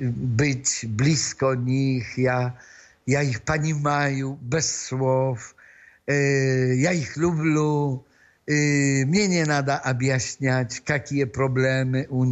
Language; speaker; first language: Russian; non-native, fluent; Polish